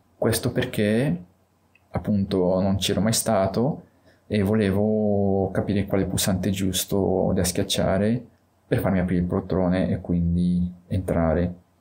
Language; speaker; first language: Italian; native; Italian